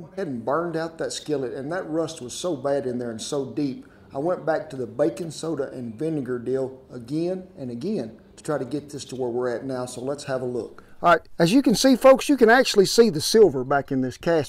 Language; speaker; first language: English; native; English